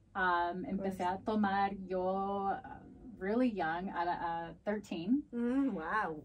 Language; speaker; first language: English; early bilingual, other home language; Spanish